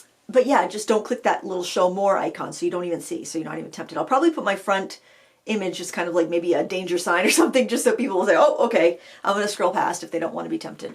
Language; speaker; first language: English; native; English